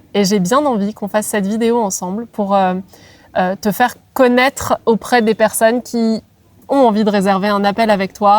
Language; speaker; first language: French; native; French